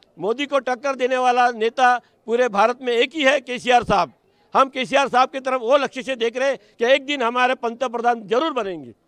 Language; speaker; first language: Hindi; non-native, local second language; Marathi